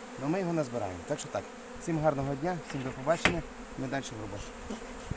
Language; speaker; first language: Ukrainian; native; Ukrainian